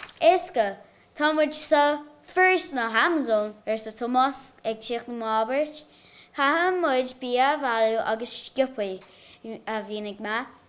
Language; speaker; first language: Irish; native; Irish